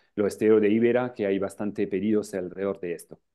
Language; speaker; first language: Spanish; non-native, fluent; French